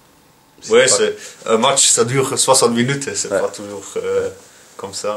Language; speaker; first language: French; non-native, local second language; Dutch